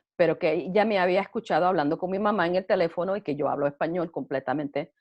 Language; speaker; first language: Spanish; early bilingual, heritage; Spanish